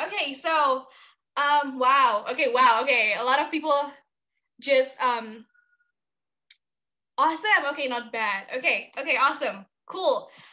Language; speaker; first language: English; non-native, fluent; Indonesian